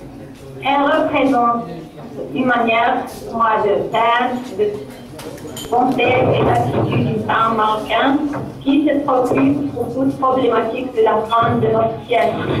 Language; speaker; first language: French; non-native, local second language; Arabic